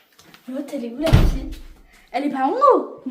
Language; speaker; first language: French; native; French